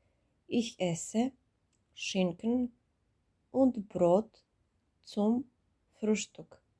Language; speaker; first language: German; non-native, fluent; Serbian